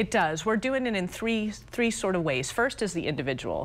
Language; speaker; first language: English; native; English